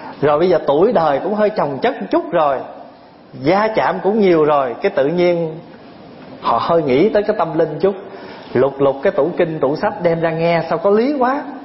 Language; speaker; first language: Vietnamese; early bilingual, other home language; English